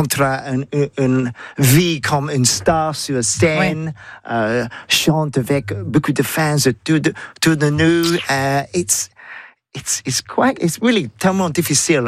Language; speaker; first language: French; non-native, learner; English